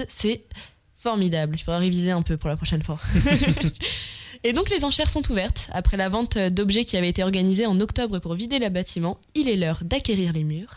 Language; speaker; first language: French; native; French